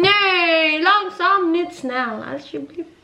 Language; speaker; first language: Dutch; non-native, learner; Filipino